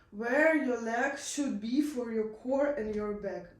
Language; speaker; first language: English; non-native, learner; Ukrainian